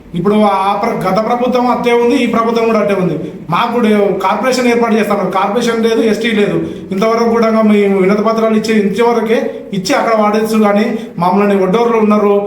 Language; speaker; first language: Telugu; native; Telugu